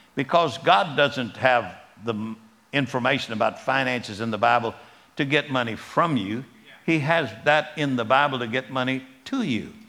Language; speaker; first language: English; native; English